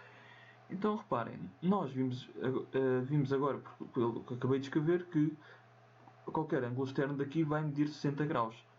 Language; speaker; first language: Portuguese; native; Portuguese